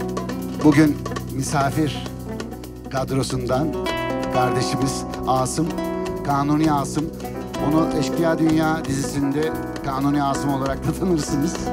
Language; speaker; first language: Turkish; native; Turkish